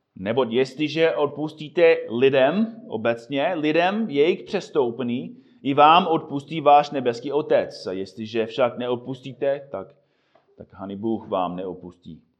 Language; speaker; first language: Czech; non-native, fluent; English